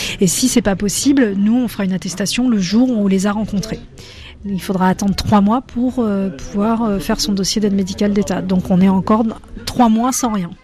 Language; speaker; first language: French; native; French